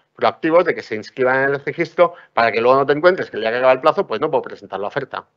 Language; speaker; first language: Spanish; non-native, local second language; Catalan